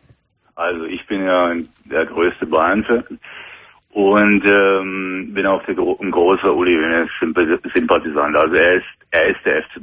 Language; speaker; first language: German; native; German